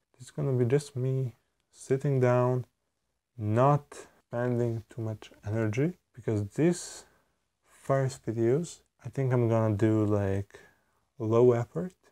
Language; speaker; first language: English; non-native, fluent; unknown